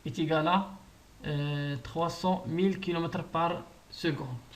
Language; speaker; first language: French; non-native, local second language; Arabic